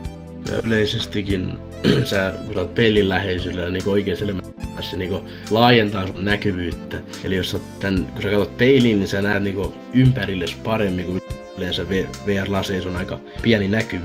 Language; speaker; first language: Finnish; native; Finnish